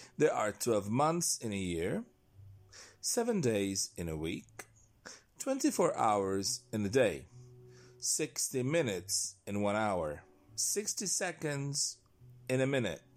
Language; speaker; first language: English; non-native, fluent; Italian